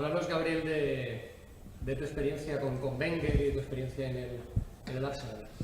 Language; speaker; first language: Spanish; native; Spanish